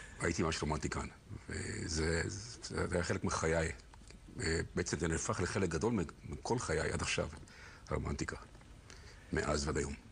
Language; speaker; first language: Hebrew; native; Hebrew